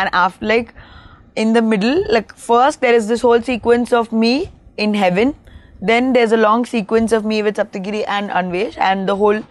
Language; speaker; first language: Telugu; non-native, learner; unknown